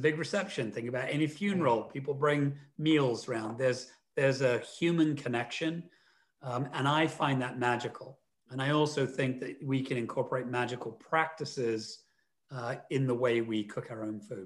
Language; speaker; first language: English; native; English